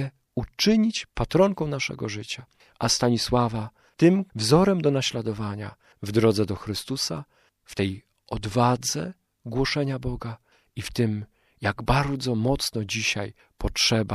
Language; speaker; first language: Polish; native; Polish